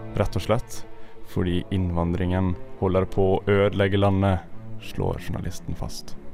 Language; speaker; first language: Norwegian; native; Norwegian